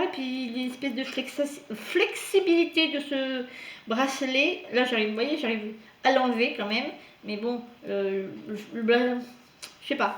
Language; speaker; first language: French; native; French